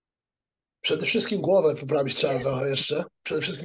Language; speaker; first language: Polish; early bilingual, heritage; Polish